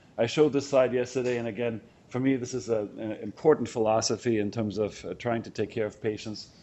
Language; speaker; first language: English; non-native, fluent; German